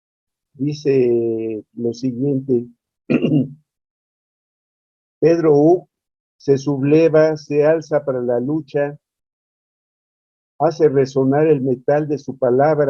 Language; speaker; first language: Spanish; native; Spanish